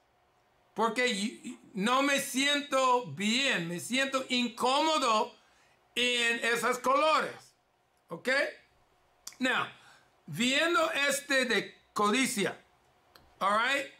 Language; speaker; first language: Spanish; early bilingual, heritage; English